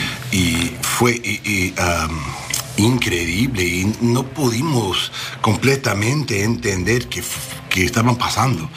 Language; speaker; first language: Spanish; non-native, learner; English